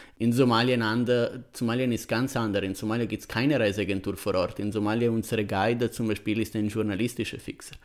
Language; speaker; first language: German; non-native, fluent; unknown